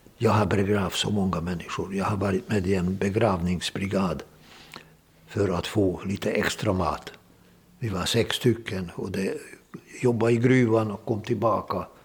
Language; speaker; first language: Swedish; non-native, fluent; Hungarian